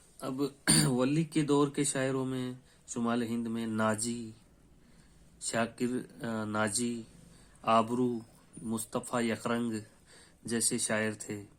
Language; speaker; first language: Urdu; native; Urdu